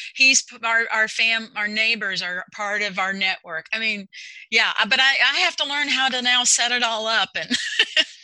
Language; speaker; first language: English; native; English